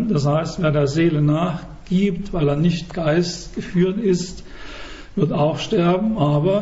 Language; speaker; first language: German; native; German